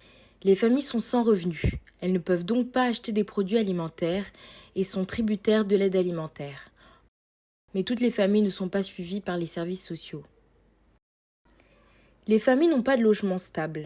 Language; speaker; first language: French; native; French